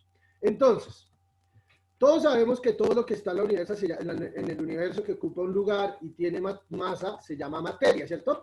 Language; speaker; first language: Spanish; native; Spanish